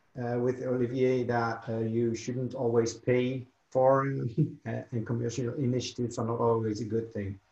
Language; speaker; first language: English; non-native, fluent; Dutch